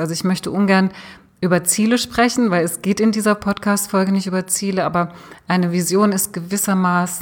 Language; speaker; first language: German; native; German